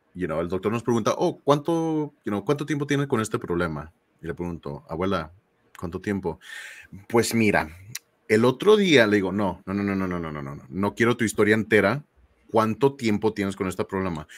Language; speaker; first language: Spanish; early bilingual, heritage; Spanish